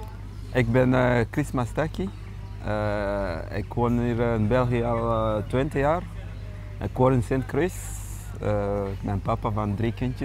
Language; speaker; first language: Dutch; non-native, fluent; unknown